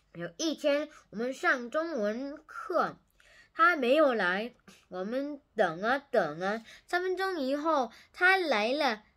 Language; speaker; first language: Chinese; non-native, learner; English